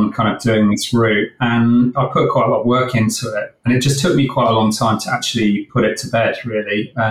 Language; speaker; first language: English; native; English